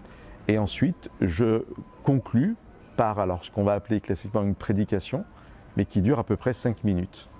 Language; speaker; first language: French; native; French